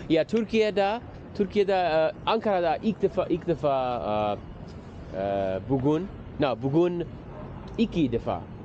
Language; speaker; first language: Turkish; non-native, learner; English